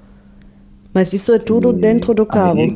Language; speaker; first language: Portuguese; non-native, fluent; German